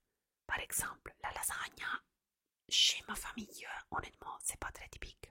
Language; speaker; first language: French; non-native, fluent; Italian